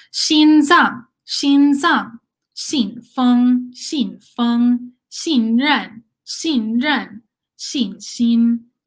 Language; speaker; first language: Chinese; non-native, learner; English